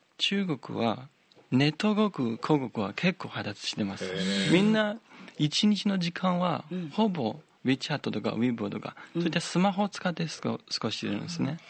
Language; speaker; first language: Japanese; non-native, fluent; Chinese